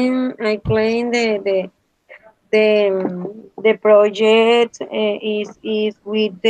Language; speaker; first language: English; non-native, learner; Spanish